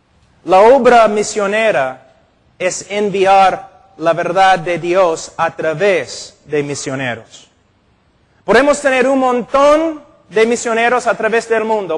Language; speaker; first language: Spanish; non-native, fluent; English